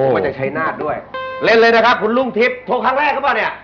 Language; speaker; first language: Thai; native; Thai